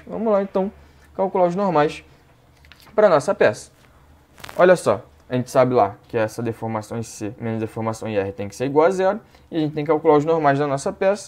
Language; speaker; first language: Portuguese; native; Portuguese